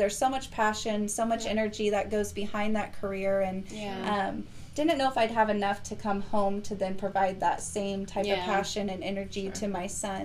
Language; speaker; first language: English; native; English